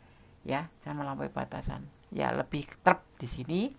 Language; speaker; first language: Indonesian; native; Indonesian